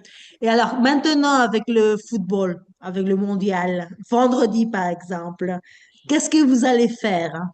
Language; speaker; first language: French; non-native, fluent; Spanish